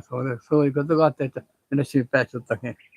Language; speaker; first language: Japanese; native; Japanese